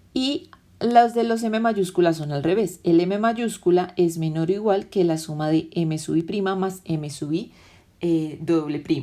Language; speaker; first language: Spanish; native; Spanish